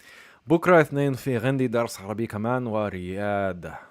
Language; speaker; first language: Arabic; non-native, learner; English